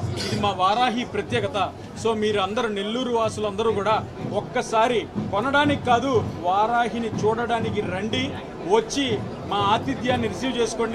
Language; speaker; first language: Telugu; native; Telugu